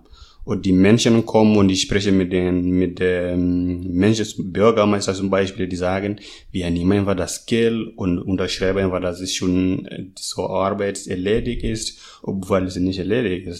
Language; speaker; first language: German; non-native, fluent; Masai